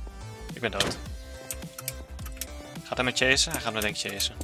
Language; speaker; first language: Dutch; native; Dutch